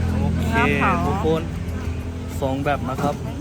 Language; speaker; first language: Thai; non-native, learner; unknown